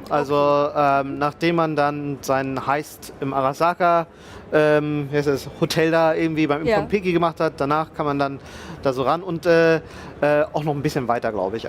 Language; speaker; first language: German; native; German